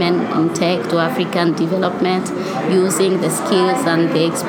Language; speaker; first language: English; non-native, local second language; Kinyarwanda